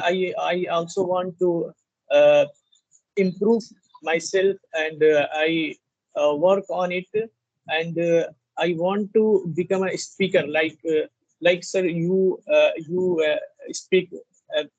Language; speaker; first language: English; non-native, learner; Hindi